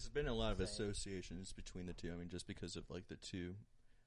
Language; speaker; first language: English; native; English